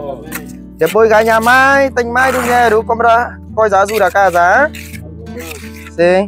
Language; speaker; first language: Portuguese; non-native, learner; Vietnamese